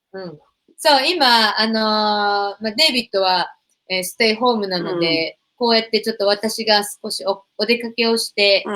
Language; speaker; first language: Japanese; native; Japanese